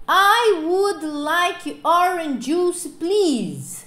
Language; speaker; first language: English; non-native, fluent; Portuguese